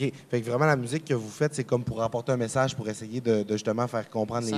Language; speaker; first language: French; native; French